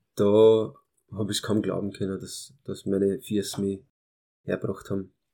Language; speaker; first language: German; early bilingual, other home language; Hungarian